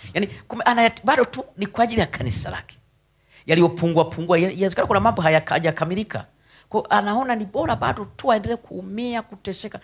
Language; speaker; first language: Swahili; native; Swahili